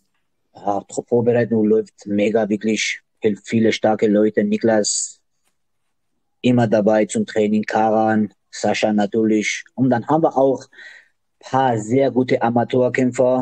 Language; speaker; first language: German; non-native, learner; Georgian